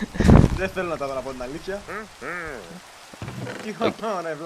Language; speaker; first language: Greek; native; Greek